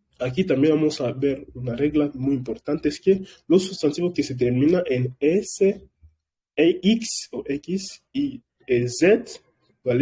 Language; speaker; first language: Spanish; non-native, fluent; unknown